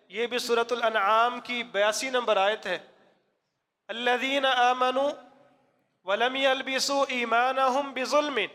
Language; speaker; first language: Urdu; non-native, local second language; Punjabi